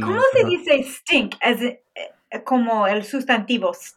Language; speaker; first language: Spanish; non-native, fluent; English